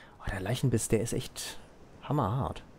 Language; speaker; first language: German; native; German